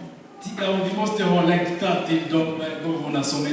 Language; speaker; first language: Swedish; non-native, fluent; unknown